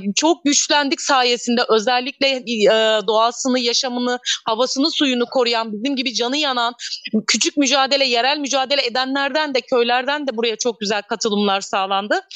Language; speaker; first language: Turkish; native; Turkish